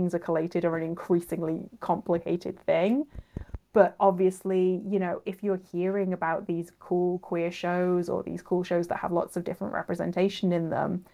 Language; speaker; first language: English; native; English